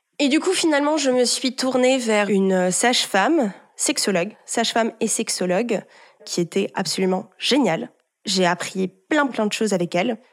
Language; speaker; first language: French; early bilingual, heritage; French